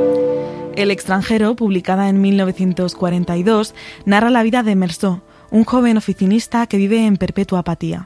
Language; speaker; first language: Spanish; native; Spanish